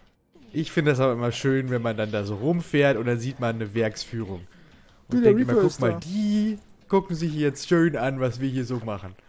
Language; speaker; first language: German; native; German